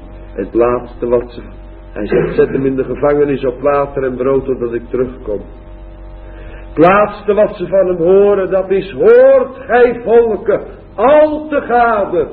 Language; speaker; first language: Dutch; native; Dutch